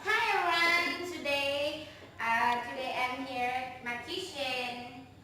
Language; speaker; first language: English; non-native, learner; Thai